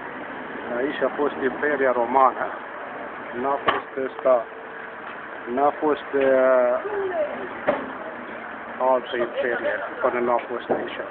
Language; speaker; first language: Romanian; early bilingual, heritage; Romanian